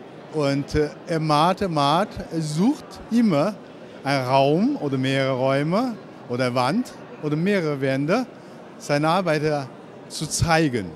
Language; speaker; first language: German; non-native, learner; Chinese